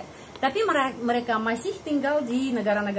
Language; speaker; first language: Indonesian; non-native, fluent; Russian